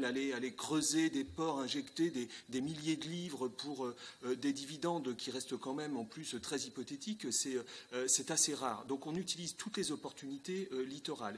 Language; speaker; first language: French; native; French